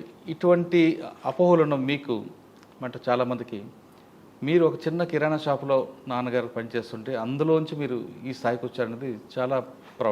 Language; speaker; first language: Telugu; native; Telugu